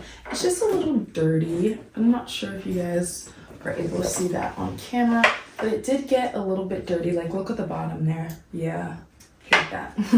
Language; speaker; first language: English; native; English